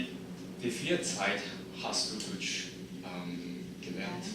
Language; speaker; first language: German; non-native, learner; Chinese